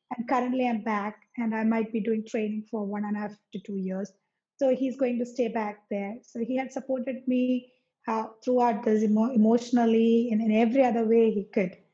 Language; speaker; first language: English; non-native, local second language; Malayalam